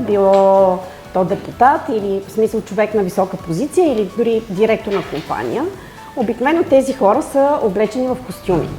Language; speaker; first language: Bulgarian; native; Bulgarian